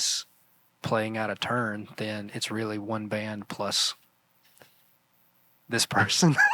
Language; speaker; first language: English; native; English